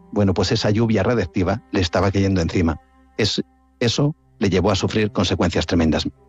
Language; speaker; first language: Spanish; native; Spanish